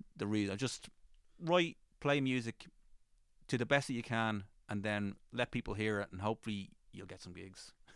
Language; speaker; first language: English; native; English